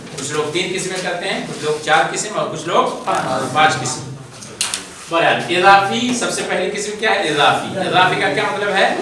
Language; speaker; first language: Urdu; native; Urdu